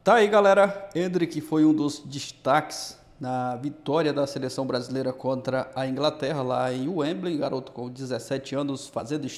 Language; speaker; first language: Portuguese; native; Portuguese